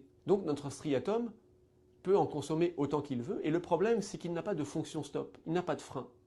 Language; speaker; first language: French; native; French